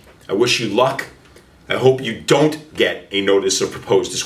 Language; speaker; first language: English; native; English